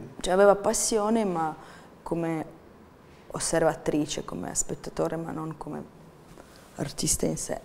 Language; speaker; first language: Italian; non-native, fluent; Ukrainian